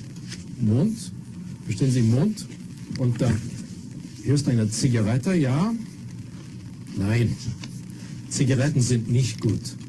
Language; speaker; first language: German; non-native, fluent; English